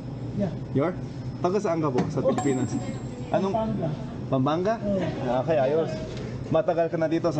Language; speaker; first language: Filipino; non-native, fluent; English